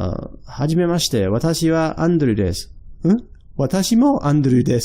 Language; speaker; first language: Japanese; non-native, fluent; English